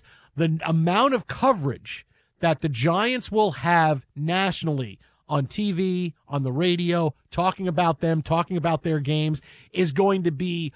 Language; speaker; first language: English; native; English